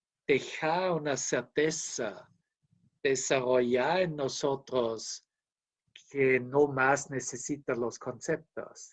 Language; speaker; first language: Spanish; non-native, fluent; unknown